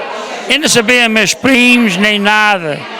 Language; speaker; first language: Portuguese; early bilingual, heritage; Portuguese